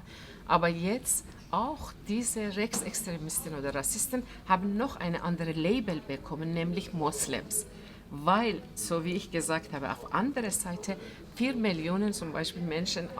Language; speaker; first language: German; non-native, fluent; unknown